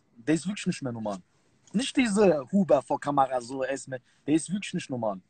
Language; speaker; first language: German; early bilingual, other home language; Turkish